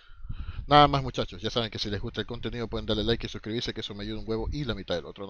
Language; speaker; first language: Spanish; native; Spanish